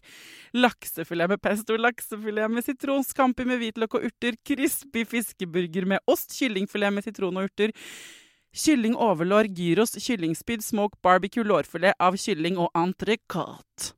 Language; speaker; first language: Norwegian; native; Norwegian